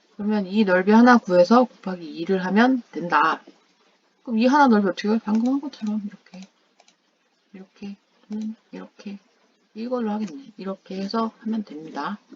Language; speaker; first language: Korean; non-native, fluent; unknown